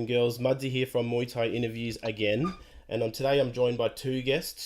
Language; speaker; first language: English; native; English